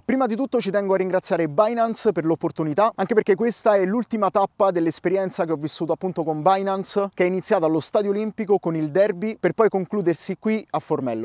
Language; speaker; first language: Italian; native; Italian